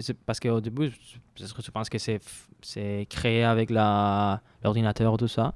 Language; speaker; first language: French; non-native, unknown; Spanish